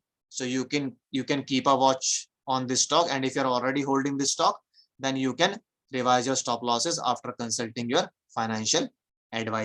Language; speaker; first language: English; non-native, local second language; Hindi